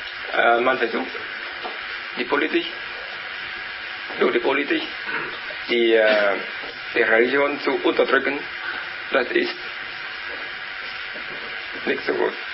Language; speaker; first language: German; non-native, learner; Vietnamese